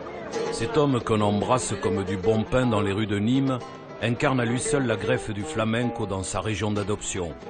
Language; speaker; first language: French; native; French